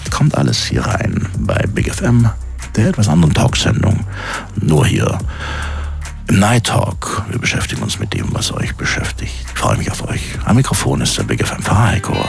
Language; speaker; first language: German; native; German